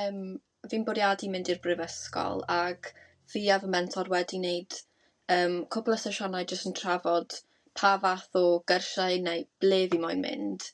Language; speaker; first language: Welsh; native; Welsh